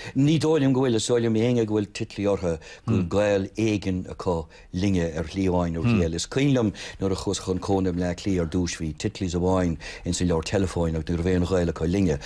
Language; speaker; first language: Irish; non-native, local second language; English